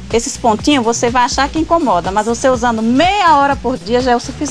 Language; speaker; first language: Portuguese; native; Portuguese